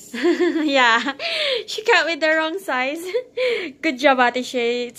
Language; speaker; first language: English; non-native, fluent; Filipino